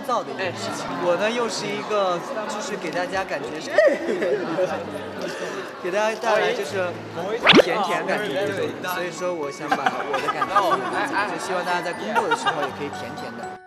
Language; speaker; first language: Chinese; non-native, learner; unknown